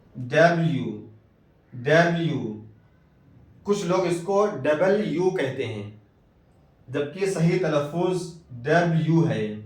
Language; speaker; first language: Urdu; native; Urdu